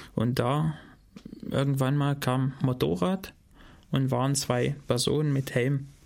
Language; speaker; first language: German; non-native, fluent; Albanian